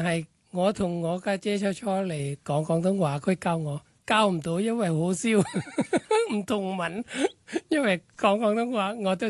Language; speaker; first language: Cantonese; non-native, learner; Thai